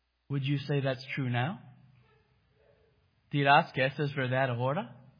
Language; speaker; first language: Spanish; non-native, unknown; English